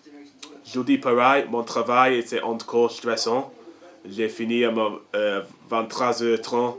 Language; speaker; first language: French; non-native, learner; English